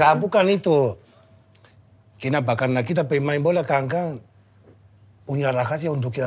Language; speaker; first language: Indonesian; non-native, fluent; Spanish